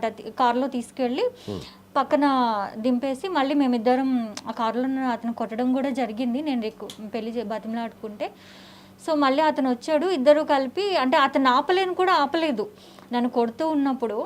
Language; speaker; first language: Telugu; native; Telugu